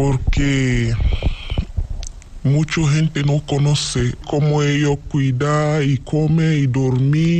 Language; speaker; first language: Spanish; non-native, learner; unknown